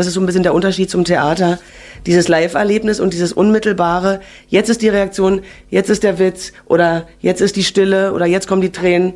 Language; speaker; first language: German; native; German